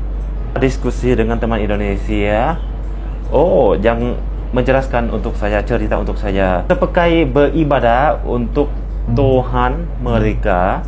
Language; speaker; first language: Indonesian; non-native, fluent; Lao